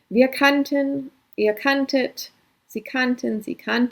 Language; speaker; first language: German; non-native, fluent; English